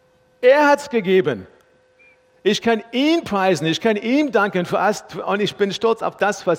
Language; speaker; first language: German; non-native, fluent; English